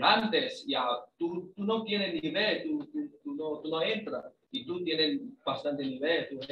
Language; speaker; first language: Spanish; non-native, fluent; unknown